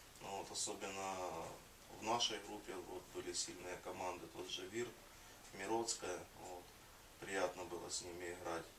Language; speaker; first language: Russian; native; Russian